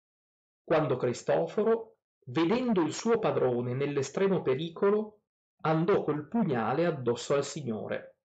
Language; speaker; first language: Italian; native; Italian